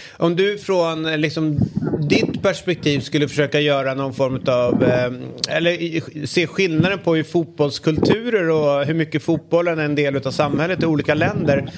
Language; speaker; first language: Swedish; native; Swedish